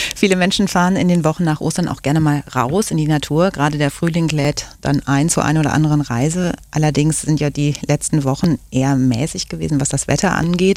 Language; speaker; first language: German; native; German